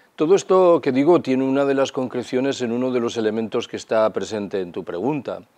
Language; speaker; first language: Spanish; native; Spanish